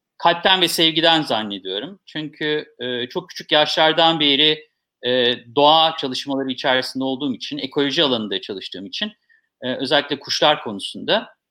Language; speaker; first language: Turkish; native; Turkish